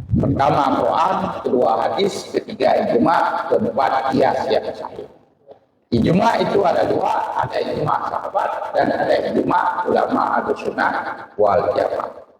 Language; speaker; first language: Malay; non-native, local second language; Achinese